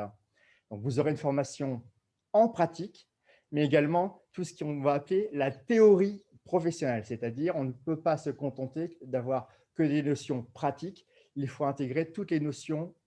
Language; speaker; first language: French; native; French